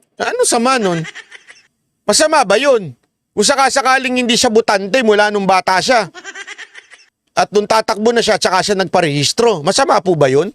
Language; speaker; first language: Filipino; native; Filipino